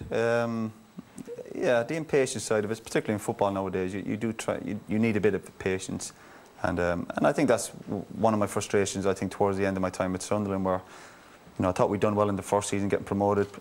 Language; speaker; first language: English; native; English